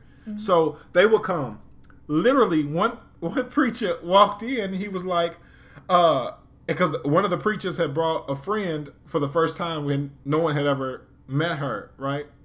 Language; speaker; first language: English; native; English